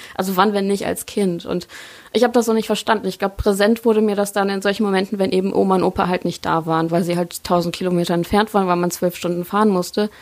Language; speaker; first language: German; early bilingual, other home language; Polish